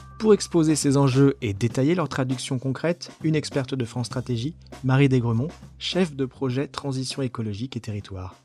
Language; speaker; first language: French; native; French